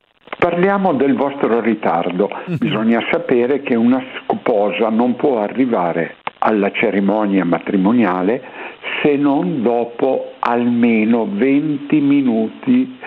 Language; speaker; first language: Italian; native; Italian